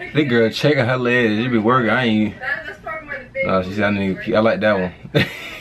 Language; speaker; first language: English; native; English